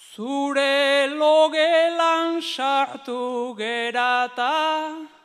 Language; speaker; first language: Spanish; non-native, local second language; Basque